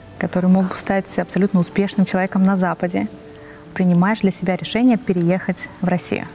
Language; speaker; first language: Russian; native; Russian